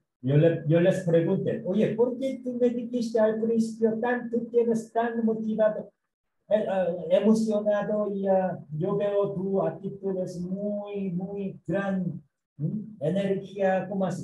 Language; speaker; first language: Spanish; non-native, learner; Korean